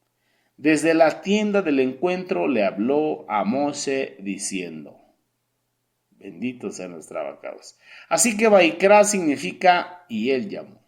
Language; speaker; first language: Spanish; native; Spanish